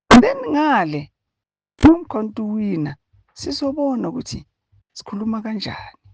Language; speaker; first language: Zulu; native; Zulu